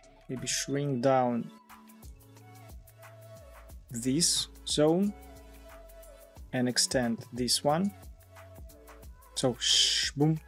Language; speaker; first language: English; non-native, fluent; Russian